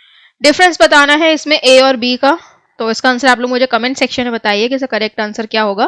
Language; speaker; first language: Hindi; native; Hindi